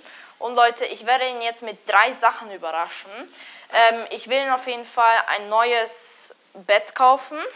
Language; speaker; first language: German; early bilingual, other home language; Hungarian